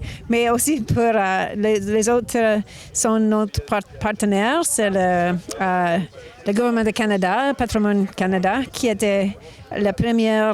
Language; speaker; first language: French; non-native, local second language; English